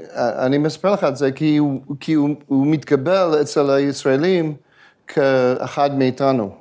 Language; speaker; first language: Hebrew; non-native, fluent; English